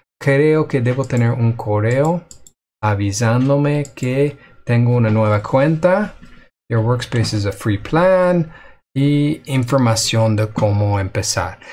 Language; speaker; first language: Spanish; non-native, fluent; English